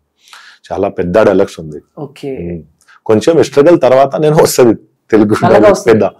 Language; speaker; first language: Telugu; non-native, local second language; Hindi